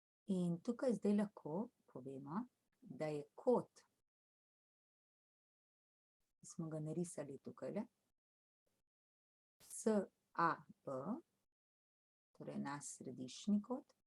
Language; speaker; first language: Slovenian; native; Slovenian